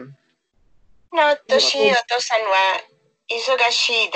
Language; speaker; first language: Japanese; non-native, learner; Spanish